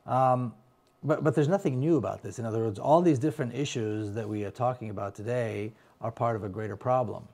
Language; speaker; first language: English; non-native, fluent; Hebrew